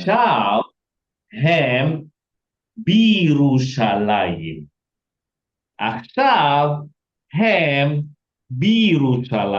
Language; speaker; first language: Hebrew; non-native, fluent; Indonesian